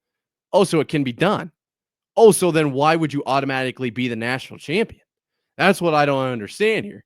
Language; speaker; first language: English; native; English